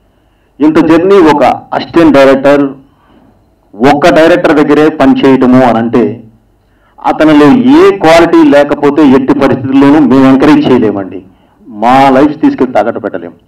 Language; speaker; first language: Telugu; native; Telugu